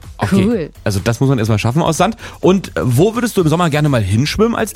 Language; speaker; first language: German; native; German